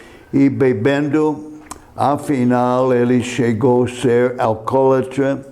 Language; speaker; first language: Portuguese; non-native, fluent; English